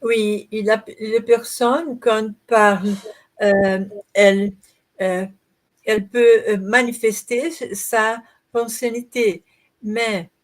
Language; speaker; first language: French; non-native, learner; Portuguese